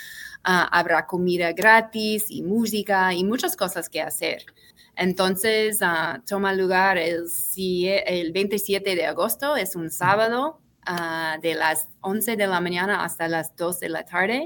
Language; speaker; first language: Spanish; non-native, fluent; English